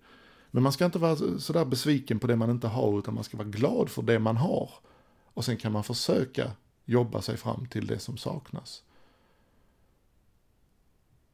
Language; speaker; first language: Swedish; native; Swedish